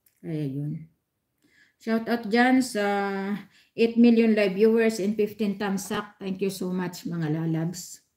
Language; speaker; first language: Filipino; non-native, local second language; Hiligaynon